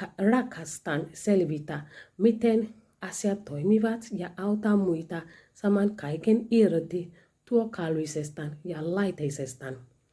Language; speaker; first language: Finnish; non-native, learner; Yoruba